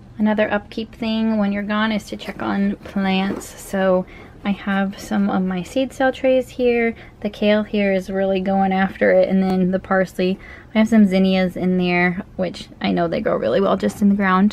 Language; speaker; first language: English; native; English